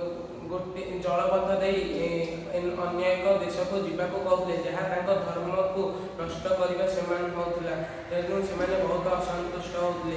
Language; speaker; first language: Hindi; non-native, local second language; Odia